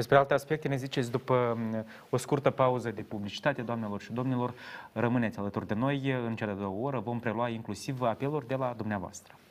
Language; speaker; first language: Romanian; native; Romanian